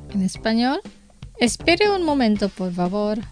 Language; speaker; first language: Spanish; non-native, fluent; Indonesian